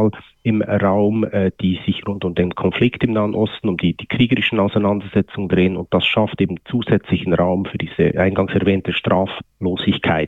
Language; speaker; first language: German; native; German